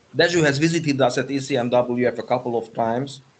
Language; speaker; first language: English; non-native, fluent; Hungarian